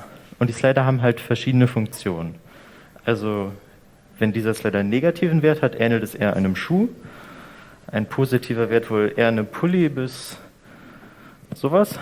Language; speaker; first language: German; native; German